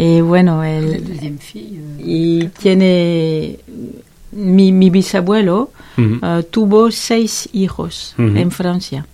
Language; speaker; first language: Spanish; non-native, learner; French